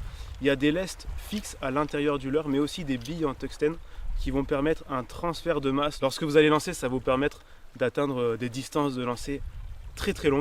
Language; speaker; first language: French; native; French